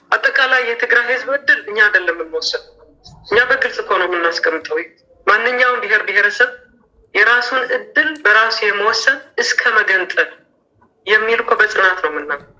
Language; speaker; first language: Amharic; non-native, local second language; Tigrinya